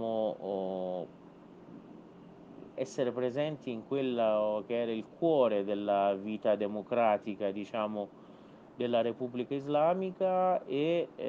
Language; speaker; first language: Italian; non-native, fluent; Persian